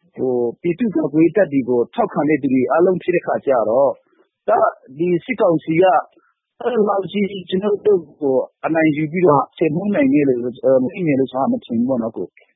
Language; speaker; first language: Burmese; non-native, local second language; Hakha Chin